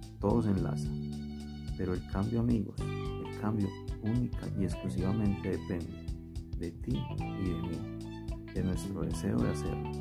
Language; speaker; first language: Spanish; native; Spanish